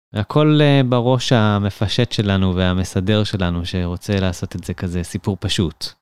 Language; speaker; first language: Hebrew; native; Hebrew